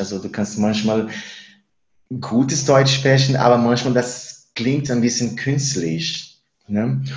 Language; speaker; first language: German; non-native, fluent; Spanish